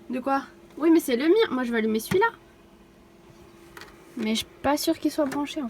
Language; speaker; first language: French; native; French